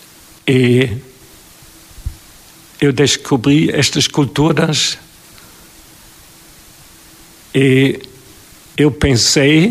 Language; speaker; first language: Portuguese; non-native, fluent; German